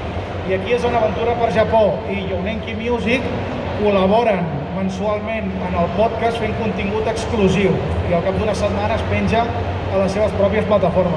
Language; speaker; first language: Catalan; native; Catalan